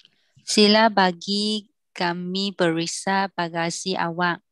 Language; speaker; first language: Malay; non-native, learner; Vietnamese